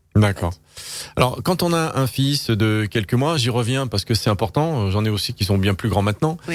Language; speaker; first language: French; native; French